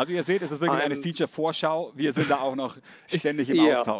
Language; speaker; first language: German; native; German